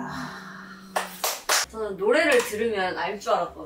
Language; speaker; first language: Korean; native; Korean